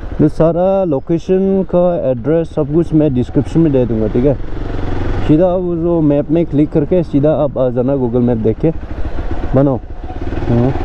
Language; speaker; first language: Hindi; non-native, local second language; Garo